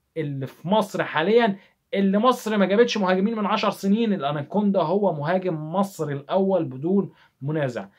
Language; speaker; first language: Arabic; native; Arabic